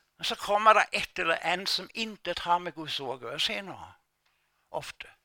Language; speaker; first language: Danish; non-native, fluent; Norwegian